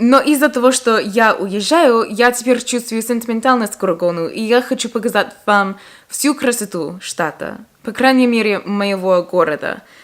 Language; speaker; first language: Russian; non-native, fluent; English